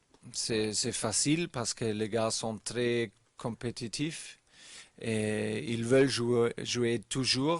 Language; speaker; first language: French; non-native, learner; German